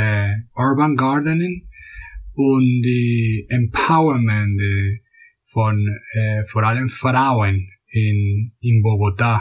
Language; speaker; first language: German; non-native, fluent; Spanish